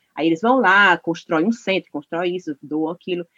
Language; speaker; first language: Portuguese; native; Portuguese